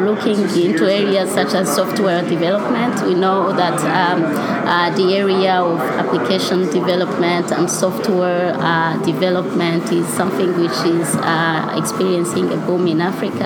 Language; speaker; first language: English; non-native, local second language; Kinyarwanda